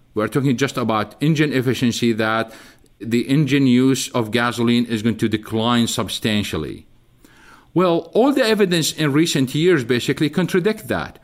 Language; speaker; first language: English; non-native, fluent; Arabic